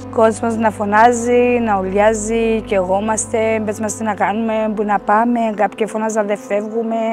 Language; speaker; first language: Greek; native; Greek